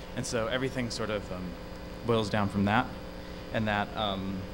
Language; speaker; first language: English; native; English